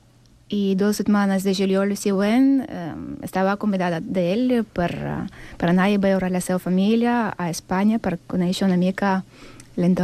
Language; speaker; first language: Catalan; non-native, learner; Russian